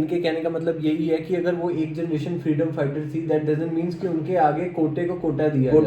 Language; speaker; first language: Hindi; native; Hindi